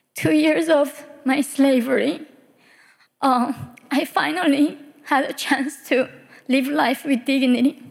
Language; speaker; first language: English; early bilingual, other home language; Korean